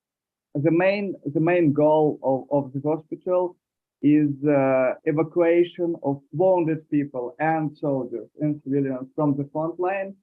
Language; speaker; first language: English; non-native, learner; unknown